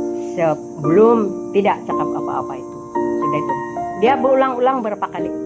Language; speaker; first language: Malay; non-native, local second language; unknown